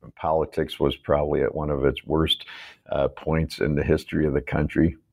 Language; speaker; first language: English; native; English